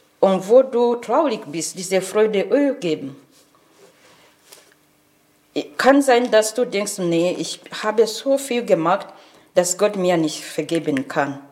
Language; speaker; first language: German; non-native, fluent; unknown